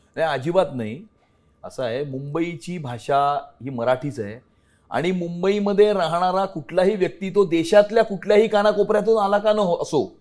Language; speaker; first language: Marathi; native; Marathi